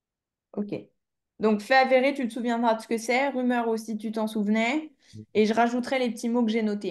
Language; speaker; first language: French; native; French